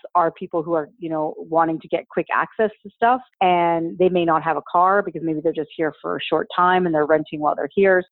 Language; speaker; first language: English; native; English